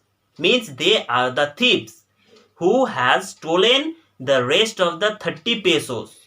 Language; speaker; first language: English; non-native, local second language; Bangla